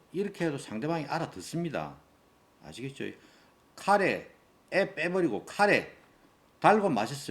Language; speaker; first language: Korean; native; Korean